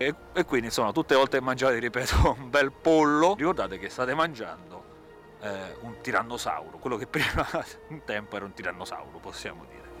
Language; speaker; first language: Italian; native; Italian